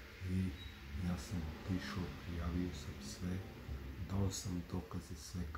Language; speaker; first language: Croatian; non-native, local second language; Romany